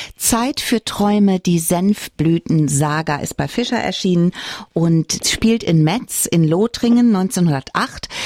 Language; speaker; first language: German; non-native, fluent; Russian